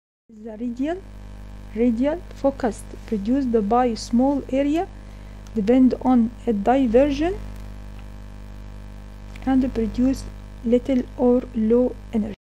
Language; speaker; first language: English; non-native, fluent; Arabic